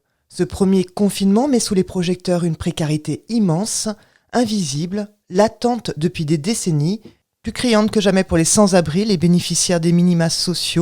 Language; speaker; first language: French; native; French